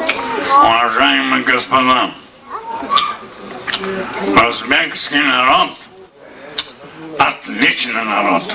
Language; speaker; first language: Russian; non-native, local second language; Uzbek